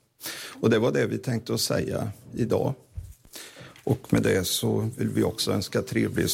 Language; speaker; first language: Swedish; native; Swedish